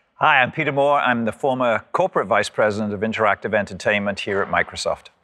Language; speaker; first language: English; native; English